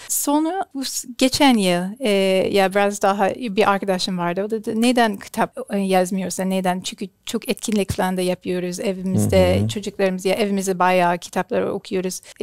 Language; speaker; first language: Turkish; non-native, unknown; English